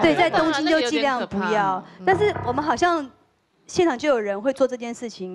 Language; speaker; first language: Chinese; native; Chinese